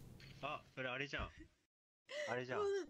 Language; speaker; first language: Japanese; native; Japanese